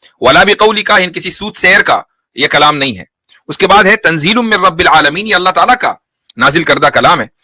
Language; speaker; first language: Urdu; native; Urdu